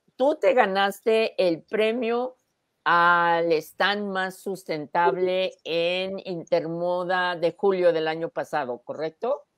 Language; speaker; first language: Spanish; native; Spanish